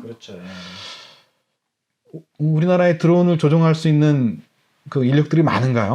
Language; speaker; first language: Korean; native; Korean